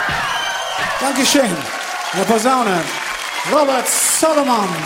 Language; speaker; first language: German; native; German